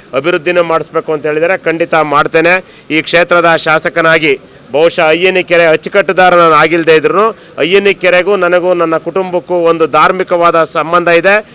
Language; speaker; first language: Kannada; native; Kannada